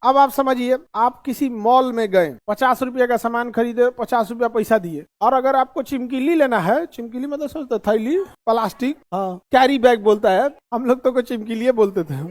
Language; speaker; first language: Hindi; native; Hindi